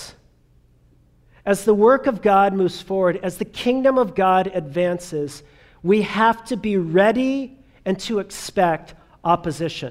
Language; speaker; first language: English; native; English